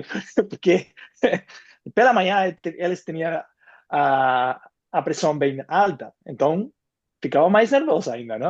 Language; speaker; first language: Portuguese; non-native, fluent; Spanish